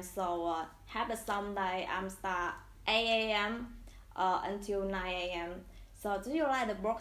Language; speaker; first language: English; non-native, learner; Vietnamese